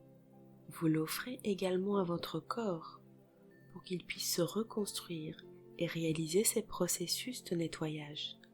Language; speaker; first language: French; native; French